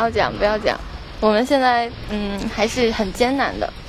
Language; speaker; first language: Chinese; native; Chinese